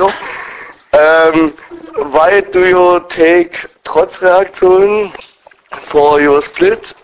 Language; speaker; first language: English; non-native, learner; German